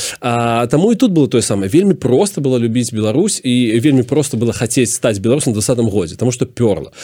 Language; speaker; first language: Belarusian; non-native, local second language; Russian